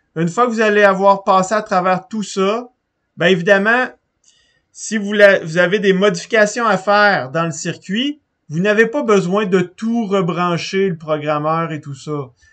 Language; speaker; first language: French; native; French